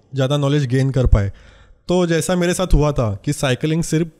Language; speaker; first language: Hindi; non-native, local second language; Marathi